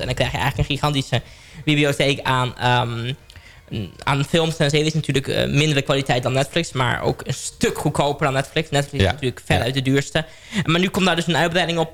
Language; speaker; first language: Dutch; native; Dutch